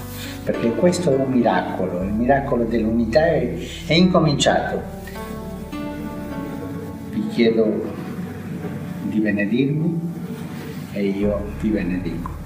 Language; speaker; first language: Italian; non-native, fluent; Spanish